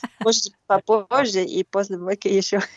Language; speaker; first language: Russian; non-native, learner; German